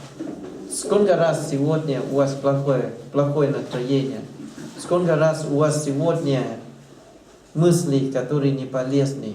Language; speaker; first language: Russian; non-native, learner; Thai